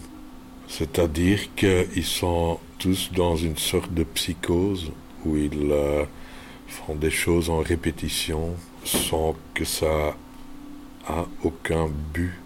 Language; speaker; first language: French; non-native, local second language; Dutch